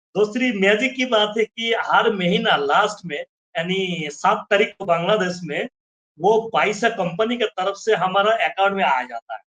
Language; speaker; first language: Hindi; non-native, fluent; Bangla